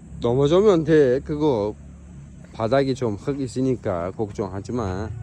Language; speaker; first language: Korean; non-native, learner; Uzbek